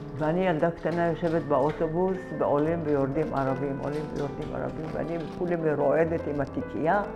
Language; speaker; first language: Hebrew; early bilingual, other home language; Arabic